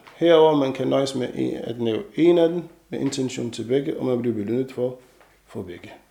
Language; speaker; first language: Danish; non-native, fluent; Arabic